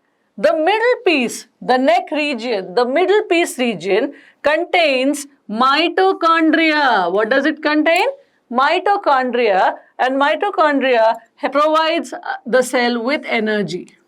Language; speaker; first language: English; non-native, local second language; Hindi